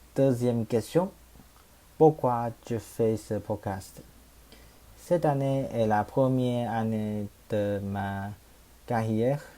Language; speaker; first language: French; non-native, learner; Chinese